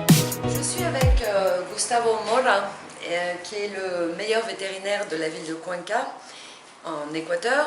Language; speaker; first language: French; non-native, fluent; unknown